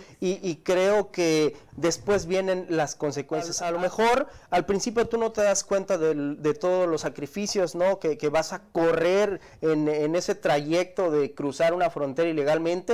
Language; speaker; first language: Spanish; native; Spanish